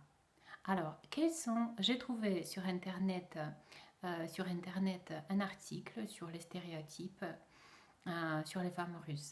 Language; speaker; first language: French; non-native, fluent; Russian